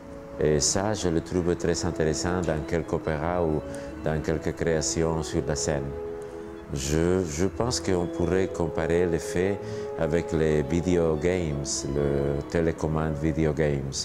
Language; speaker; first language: French; non-native, fluent; Spanish